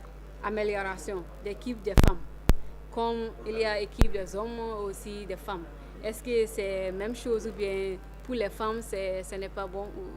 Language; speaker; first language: French; non-native, learner; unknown